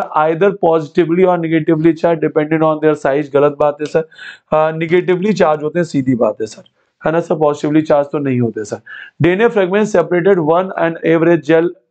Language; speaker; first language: Hindi; native; Hindi